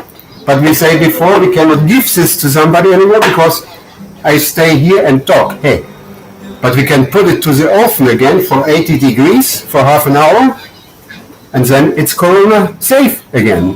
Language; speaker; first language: English; non-native, learner; German